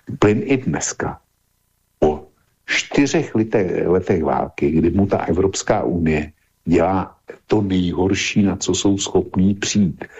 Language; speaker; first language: Czech; native; Czech